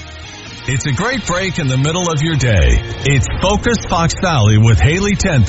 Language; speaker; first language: English; native; English